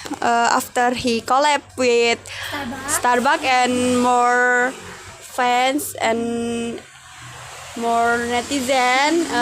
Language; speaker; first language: English; non-native, learner; Indonesian